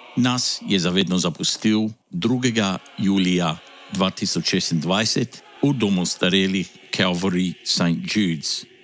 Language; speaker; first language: Slovenian; early bilingual, heritage; Slovenian